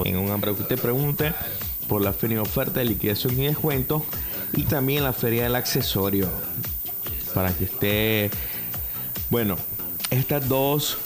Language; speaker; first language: Spanish; native; Spanish